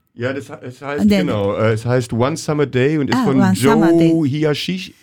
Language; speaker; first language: German; native; German